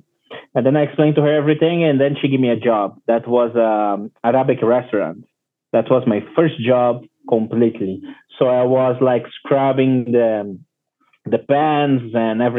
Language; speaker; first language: English; non-native, learner; Portuguese